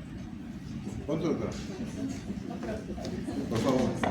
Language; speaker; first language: Spanish; non-native, learner; Portuguese